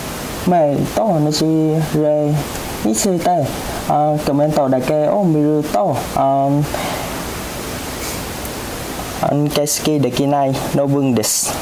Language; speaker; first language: Japanese; non-native, learner; Vietnamese